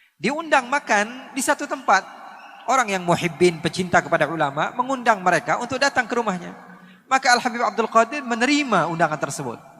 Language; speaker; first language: Indonesian; native; Indonesian